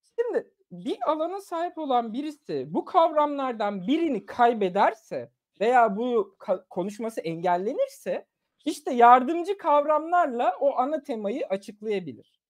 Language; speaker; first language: Turkish; early bilingual, other home language; German